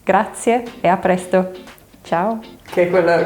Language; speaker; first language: Italian; non-native, fluent; English